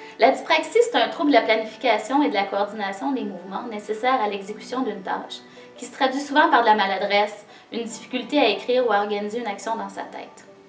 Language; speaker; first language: French; native; French